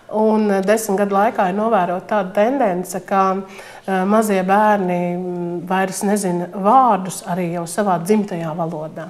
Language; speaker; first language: Latvian; native; Latvian